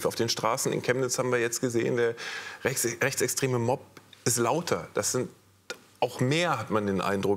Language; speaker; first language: German; native; German